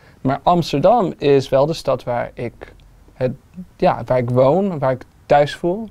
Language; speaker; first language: Dutch; early bilingual, other home language; English